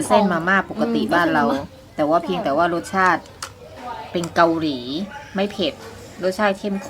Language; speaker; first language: Thai; native; Thai